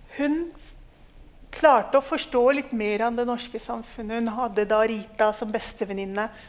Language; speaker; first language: Norwegian; early bilingual, other home language; Urdu